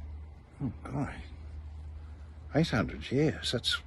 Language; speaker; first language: English; native; English